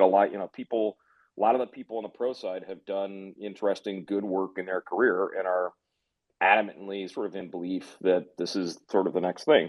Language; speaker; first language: English; native; English